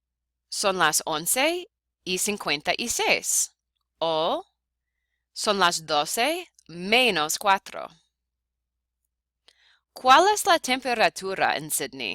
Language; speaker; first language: Spanish; non-native, fluent; English